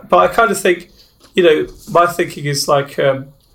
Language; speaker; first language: English; native; English